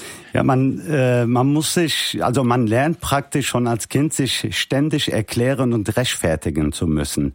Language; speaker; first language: German; early bilingual, heritage; Turkish